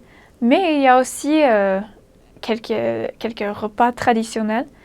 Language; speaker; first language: French; non-native, fluent; English